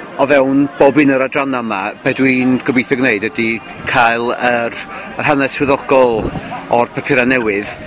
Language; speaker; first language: Welsh; native; Welsh